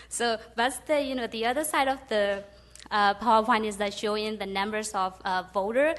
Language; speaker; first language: English; non-native, fluent; Burmese